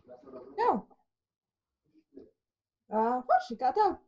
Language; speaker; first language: Latvian; non-native, local second language; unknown